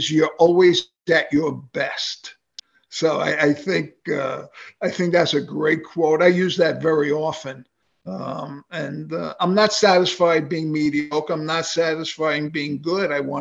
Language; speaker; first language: English; native; English